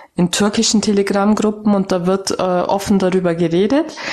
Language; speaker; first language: German; native; German